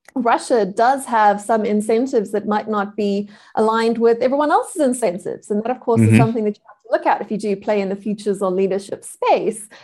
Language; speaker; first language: English; native; English